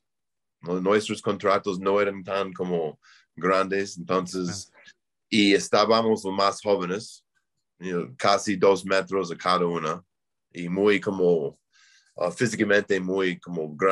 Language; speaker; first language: Spanish; non-native, learner; English